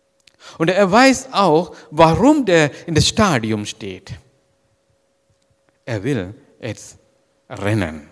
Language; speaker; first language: German; non-native, learner; Sinhala